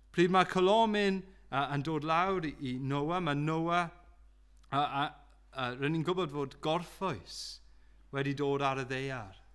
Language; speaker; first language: Welsh; non-native, local second language; English